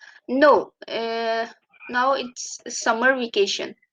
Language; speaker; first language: English; non-native, learner; Urdu